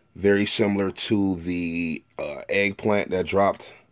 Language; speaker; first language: English; native; English